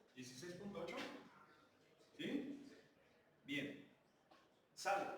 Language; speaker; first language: Spanish; native; Spanish